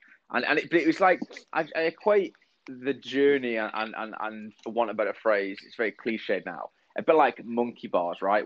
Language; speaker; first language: English; native; English